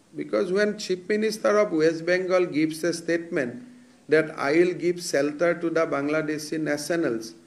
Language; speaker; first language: English; non-native, local second language; Assamese